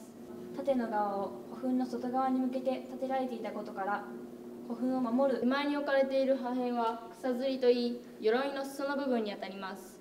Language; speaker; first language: Japanese; native; Japanese